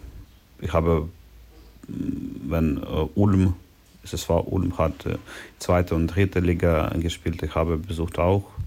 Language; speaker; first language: German; non-native, learner; Ukrainian